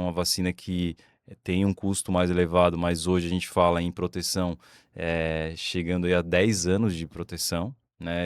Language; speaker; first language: Portuguese; native; Portuguese